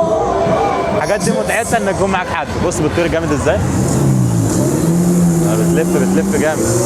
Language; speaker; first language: Arabic; native; Arabic